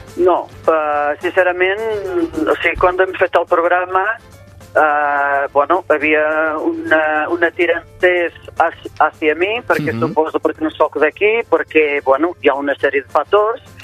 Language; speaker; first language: Catalan; non-native, fluent; Portuguese